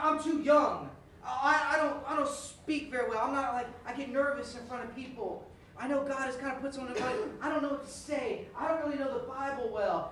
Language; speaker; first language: English; native; English